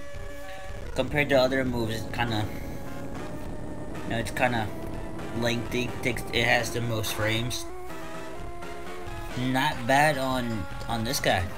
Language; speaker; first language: English; native; English